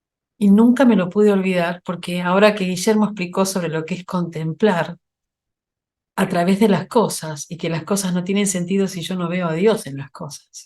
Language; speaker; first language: Spanish; native; Spanish